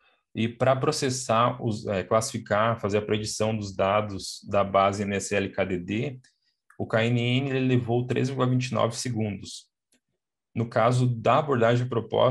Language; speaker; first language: Portuguese; native; Portuguese